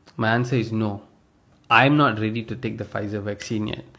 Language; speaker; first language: English; non-native, local second language; Malay